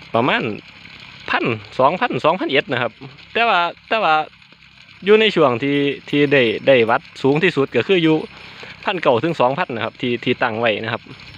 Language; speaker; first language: Thai; native; Thai